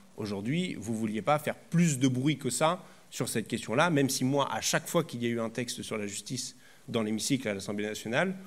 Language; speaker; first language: French; native; French